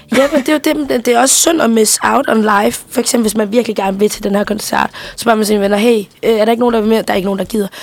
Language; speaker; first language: Danish; early bilingual, other home language; Spanish